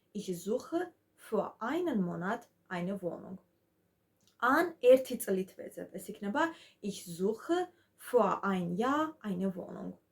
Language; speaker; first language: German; non-native, fluent; Georgian